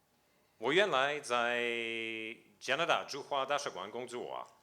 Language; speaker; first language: Chinese; non-native, fluent; French